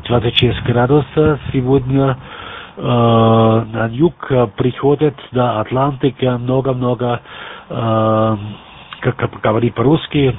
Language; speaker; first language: Russian; non-native, learner; German